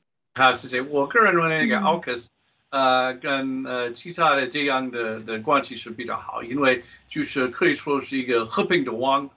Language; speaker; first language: Chinese; non-native, fluent; English